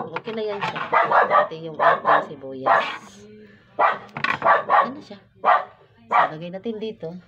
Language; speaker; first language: Filipino; non-native, local second language; Cebuano